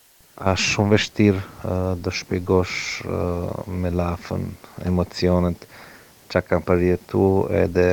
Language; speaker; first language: Albanian; non-native, learner; Croatian